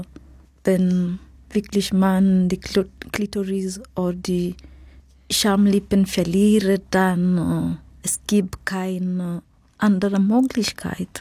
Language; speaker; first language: German; non-native, fluent; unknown